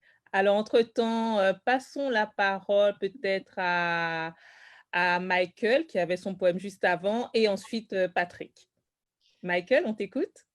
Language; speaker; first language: French; native; French